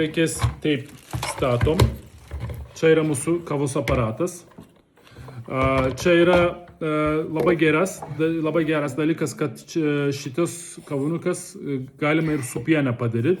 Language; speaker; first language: Lithuanian; non-native, learner; Turkish